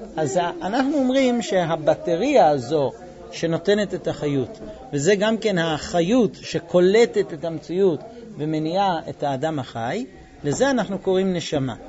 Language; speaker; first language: Hebrew; non-native, fluent; English